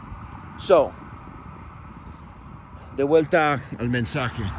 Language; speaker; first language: Spanish; non-native, fluent; English